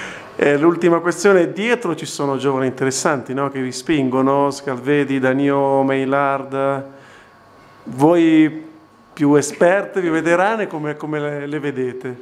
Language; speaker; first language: Italian; native; Italian